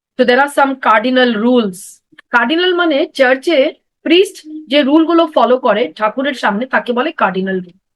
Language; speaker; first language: Bangla; non-native, local second language; Hindi